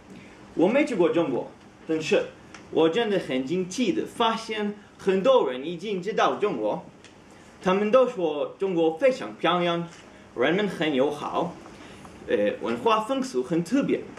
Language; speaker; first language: Chinese; non-native, learner; Hebrew